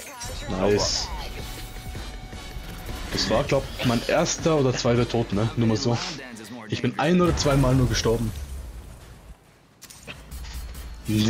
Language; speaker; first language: German; native; German